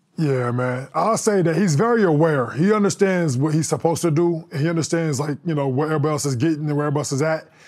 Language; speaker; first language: English; native; English